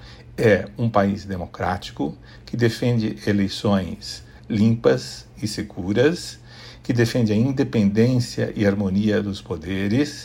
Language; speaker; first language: Portuguese; native; Portuguese